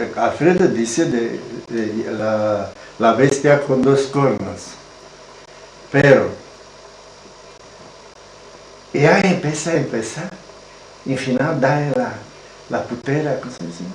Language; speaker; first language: Spanish; non-native, learner; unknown